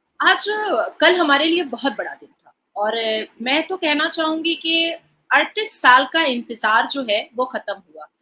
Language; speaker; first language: Hindi; native; Hindi